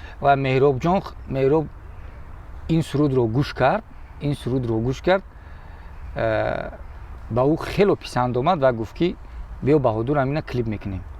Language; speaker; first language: Tajik; native; Tajik